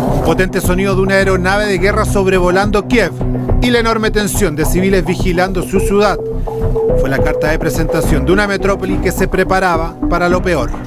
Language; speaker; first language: Spanish; native; Spanish